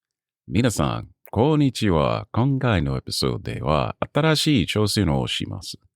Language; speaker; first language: Japanese; non-native, learner; English